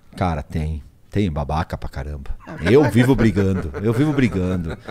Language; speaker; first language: Portuguese; early bilingual, other home language; Spanish